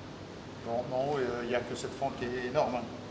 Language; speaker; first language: French; native; French